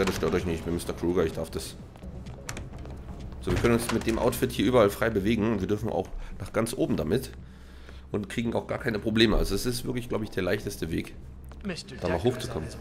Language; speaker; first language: German; native; German